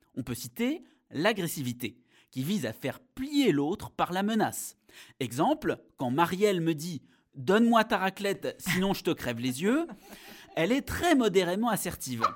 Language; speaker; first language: French; native; French